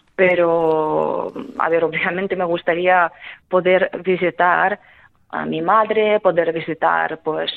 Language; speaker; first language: Spanish; non-native, fluent; Ukrainian